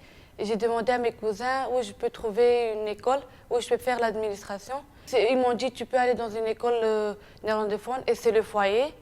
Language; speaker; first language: French; non-native, fluent; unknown